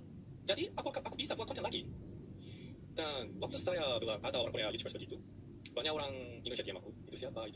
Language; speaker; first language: Indonesian; non-native, learner; Korean